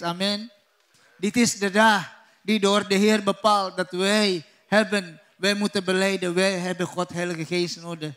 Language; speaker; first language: Dutch; non-native, learner; Indonesian